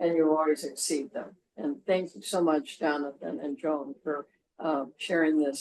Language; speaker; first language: English; native; English